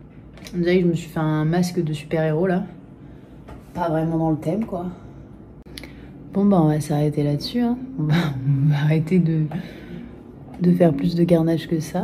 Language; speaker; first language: French; native; French